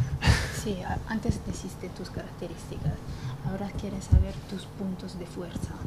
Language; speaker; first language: Spanish; non-native, fluent; Italian